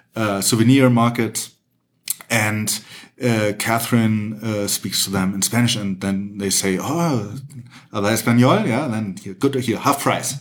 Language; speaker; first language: English; non-native, fluent; German